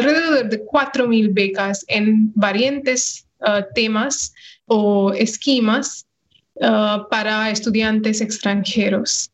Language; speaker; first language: Spanish; non-native, fluent; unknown